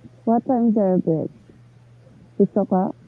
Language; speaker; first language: English; non-native, local second language; Cebuano